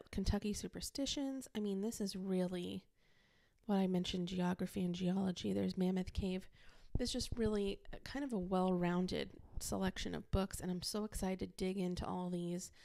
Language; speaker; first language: English; native; English